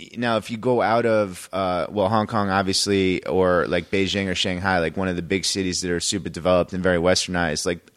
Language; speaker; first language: English; native; English